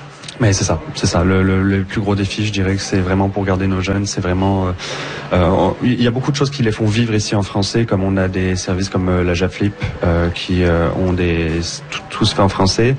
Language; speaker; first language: French; native; French